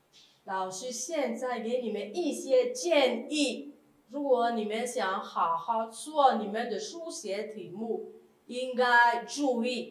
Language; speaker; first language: Chinese; non-native, fluent; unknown